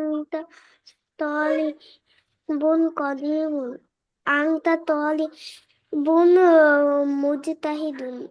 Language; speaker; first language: Arabic; non-native, learner; Bangla